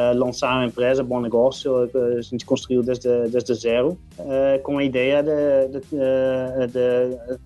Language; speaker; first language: Portuguese; non-native, fluent; Dutch